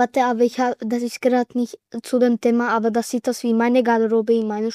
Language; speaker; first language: German; early bilingual, other home language; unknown